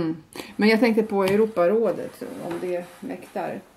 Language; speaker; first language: Swedish; non-native, fluent; Latvian